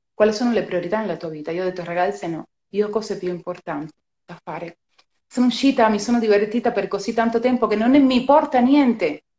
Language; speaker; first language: Italian; non-native, fluent; Spanish